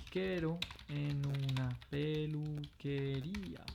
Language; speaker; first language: Spanish; non-native, fluent; French